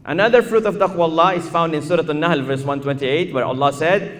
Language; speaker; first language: English; non-native, local second language; Filipino